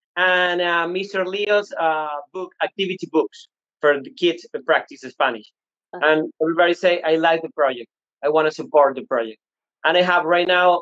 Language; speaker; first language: English; non-native, learner; Spanish